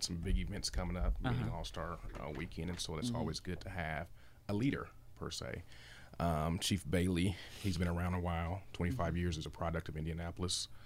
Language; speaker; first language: English; native; English